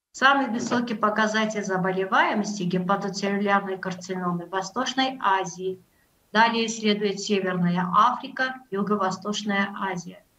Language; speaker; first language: Russian; non-native, local second language; Armenian